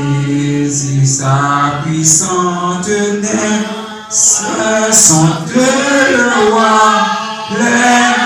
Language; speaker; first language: Haitian Creole; native; Haitian Creole